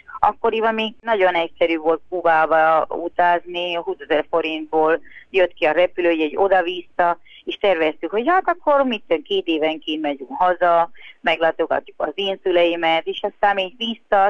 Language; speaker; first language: Hungarian; non-native, fluent; Spanish